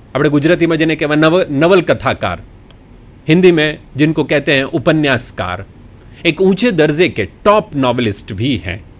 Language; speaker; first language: Hindi; non-native, local second language; Gujarati